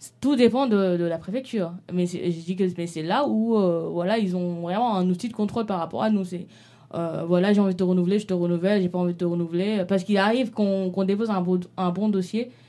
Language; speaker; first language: French; non-native, local second language; Wolof